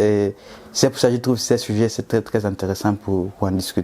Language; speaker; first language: French; non-native, fluent; Portuguese